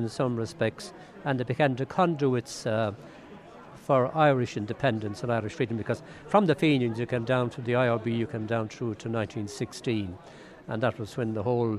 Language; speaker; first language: English; native; English